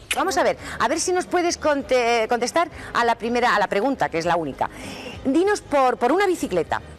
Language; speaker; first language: Spanish; native; Spanish